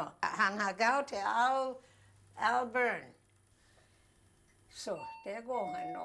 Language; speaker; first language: Danish; early bilingual, heritage; Danish